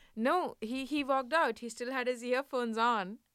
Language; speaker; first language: English; non-native, local second language; Hindi